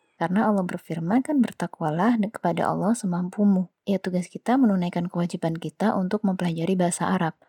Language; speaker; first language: Indonesian; non-native, local second language; Javanese